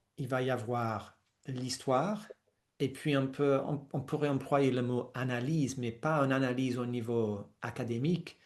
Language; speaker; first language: French; non-native, fluent; English